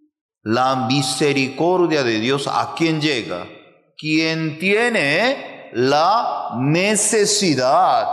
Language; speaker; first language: Spanish; non-native, fluent; Korean